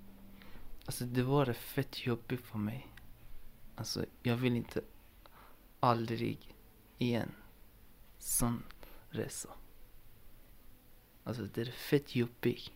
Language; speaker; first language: Swedish; non-native, learner; Persian